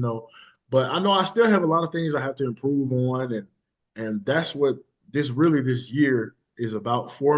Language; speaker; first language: English; native; English